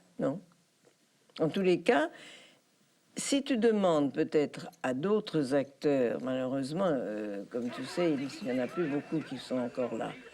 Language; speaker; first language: French; early bilingual, other home language; Polish